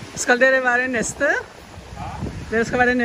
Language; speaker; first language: Norwegian; non-native, learner; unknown